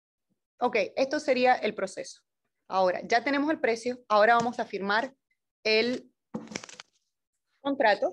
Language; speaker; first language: Spanish; native; Spanish